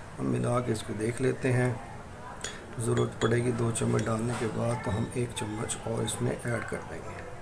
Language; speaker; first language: Urdu; native; Urdu